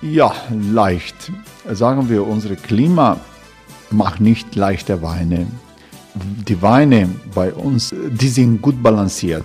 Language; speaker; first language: German; non-native, learner; Croatian